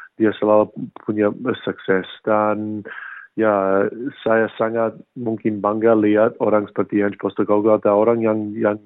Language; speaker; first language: Indonesian; early bilingual, heritage; English